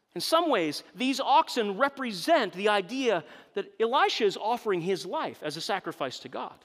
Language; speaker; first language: English; native; English